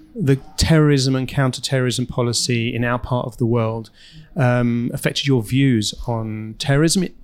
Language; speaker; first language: English; native; English